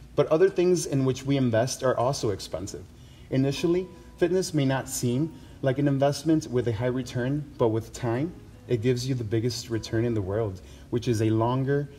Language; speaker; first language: English; native; English